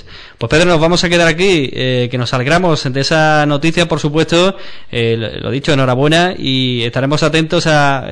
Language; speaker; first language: Spanish; native; Spanish